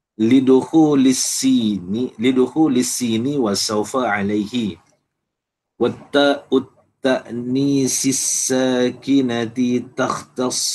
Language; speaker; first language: Arabic; non-native, learner; Malay